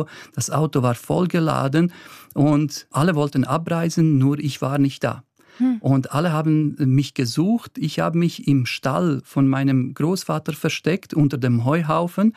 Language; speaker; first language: German; early bilingual, other home language; Bosnian